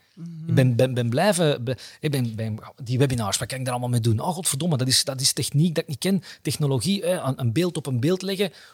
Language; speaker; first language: Dutch; native; Dutch